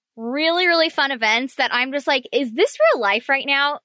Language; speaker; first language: English; native; English